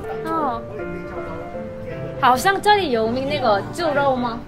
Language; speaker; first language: Chinese; non-native, learner; Korean